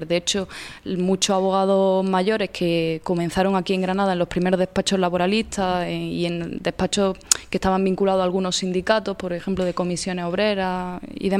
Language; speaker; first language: Spanish; native; Spanish